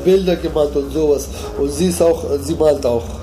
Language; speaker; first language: German; non-native, learner; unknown